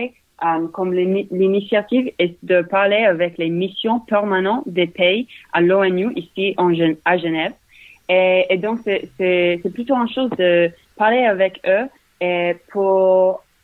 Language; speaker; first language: French; non-native, learner; English